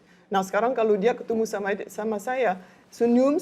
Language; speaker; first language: Indonesian; non-native, learner; French